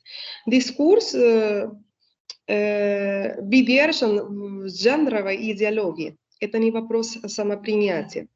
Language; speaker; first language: Russian; non-native, learner; Spanish